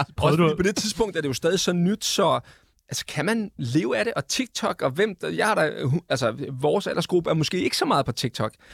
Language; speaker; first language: Danish; native; Danish